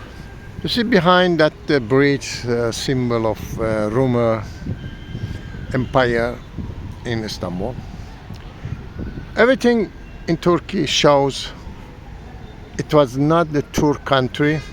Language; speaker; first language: English; non-native, learner; Persian